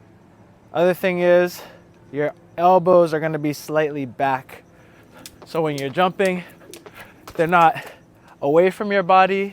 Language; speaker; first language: English; native; English